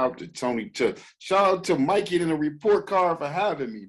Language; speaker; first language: English; native; English